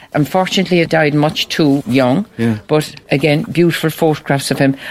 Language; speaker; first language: English; native; English